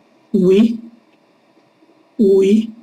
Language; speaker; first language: French; non-native, learner; Dutch